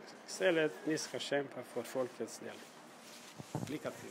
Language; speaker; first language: Swedish; non-native, learner; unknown